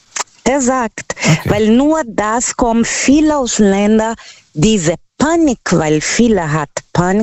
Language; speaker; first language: German; non-native, fluent; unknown